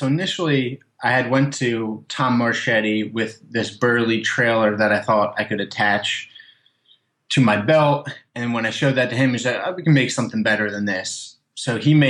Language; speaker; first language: English; native; English